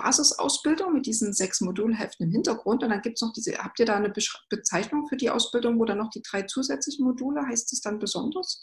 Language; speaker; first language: German; native; German